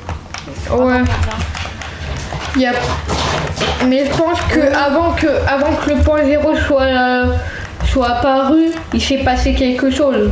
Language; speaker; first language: French; native; French